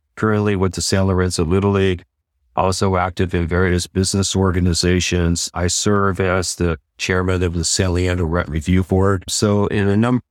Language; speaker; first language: English; native; English